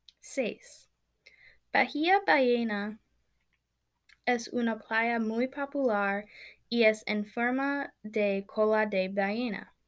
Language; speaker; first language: Spanish; non-native, learner; English